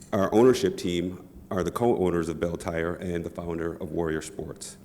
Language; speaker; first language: English; native; English